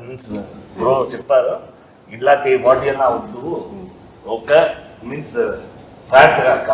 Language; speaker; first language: Telugu; non-native, learner; Tamil